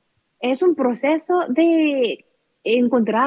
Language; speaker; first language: Spanish; non-native, learner; Korean